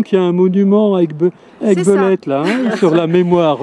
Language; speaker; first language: French; native; French